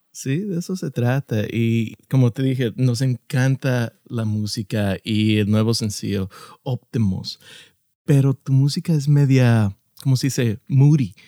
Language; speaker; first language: Spanish; early bilingual, heritage; Spanish